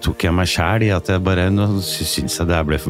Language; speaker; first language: Norwegian; native; Norwegian